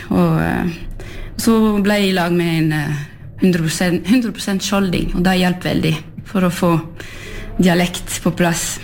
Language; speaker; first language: Norwegian; non-native, fluent; French